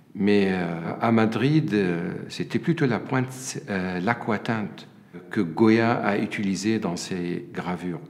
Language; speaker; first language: French; non-native, fluent; Arabic